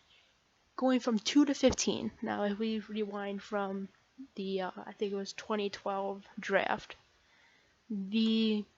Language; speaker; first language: English; native; English